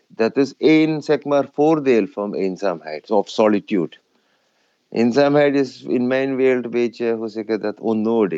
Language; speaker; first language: Dutch; non-native, fluent; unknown